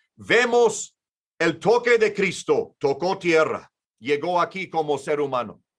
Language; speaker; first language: Spanish; non-native, fluent; English